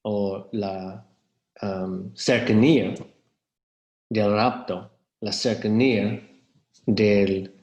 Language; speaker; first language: Spanish; non-native, fluent; English